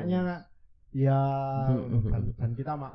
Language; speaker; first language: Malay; non-native, local second language; Javanese